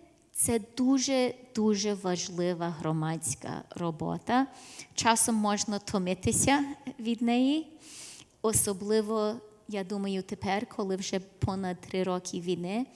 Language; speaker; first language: Ukrainian; early bilingual, heritage; Ukrainian